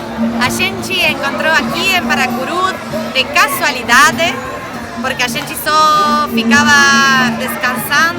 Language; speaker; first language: Portuguese; non-native, fluent; Spanish